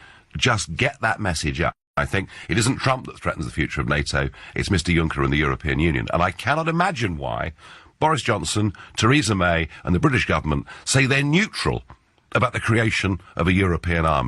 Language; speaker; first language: English; native; English